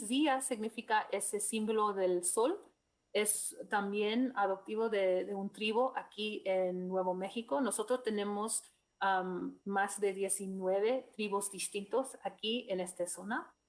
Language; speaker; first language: Spanish; non-native, fluent; English